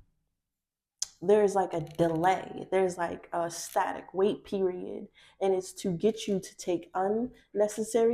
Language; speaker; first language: English; native; English